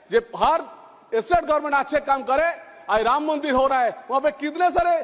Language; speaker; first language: Hindi; non-native, local second language; Bangla